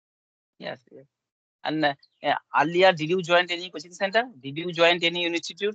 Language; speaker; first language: English; non-native, learner; Bangla